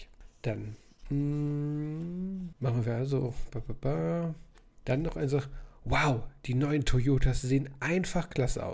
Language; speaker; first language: German; native; German